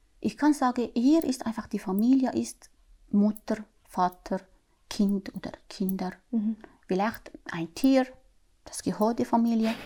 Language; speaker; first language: German; non-native, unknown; Arabic